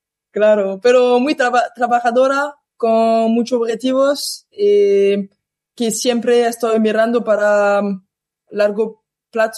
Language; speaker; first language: Spanish; non-native, learner; French